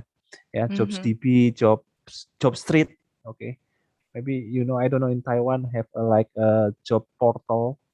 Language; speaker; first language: English; non-native, fluent; Indonesian